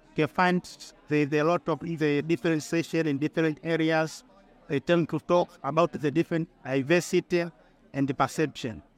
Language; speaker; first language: English; non-native, local second language; Swahili